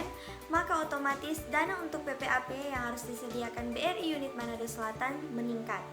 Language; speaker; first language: Indonesian; native; Indonesian